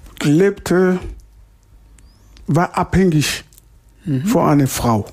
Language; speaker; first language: German; non-native, learner; Lingala